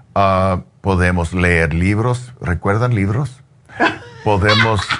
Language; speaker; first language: Spanish; non-native, learner; English